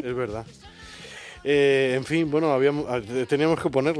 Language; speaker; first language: Spanish; native; Spanish